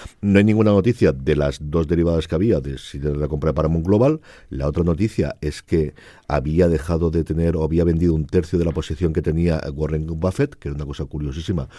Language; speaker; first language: Spanish; native; Spanish